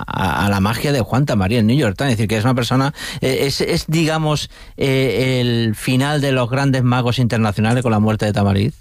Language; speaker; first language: Spanish; native; Spanish